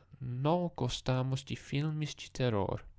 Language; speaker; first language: Portuguese; non-native, learner; English